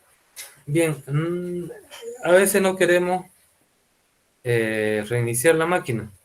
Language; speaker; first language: Spanish; native; Spanish